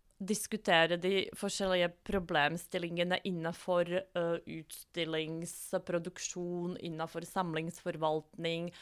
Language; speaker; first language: Norwegian; non-native, fluent; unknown